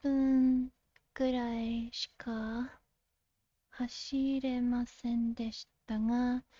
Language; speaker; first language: Japanese; non-native, learner; English